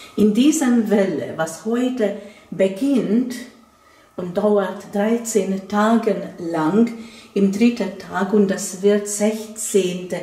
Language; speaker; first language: German; non-native, fluent; Hungarian